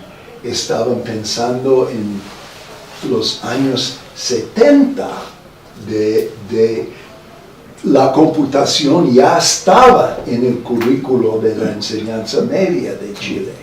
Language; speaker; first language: Spanish; non-native, fluent; English